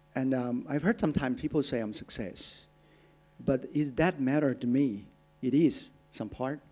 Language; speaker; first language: English; non-native, fluent; Thai